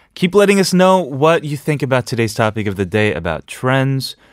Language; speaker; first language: English; native; English